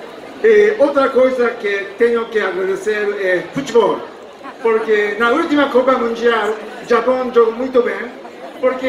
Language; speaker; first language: Portuguese; non-native, fluent; Japanese